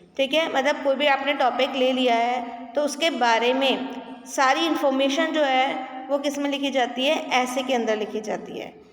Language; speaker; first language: Hindi; native; Hindi